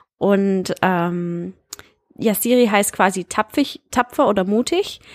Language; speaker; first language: German; early bilingual, heritage; German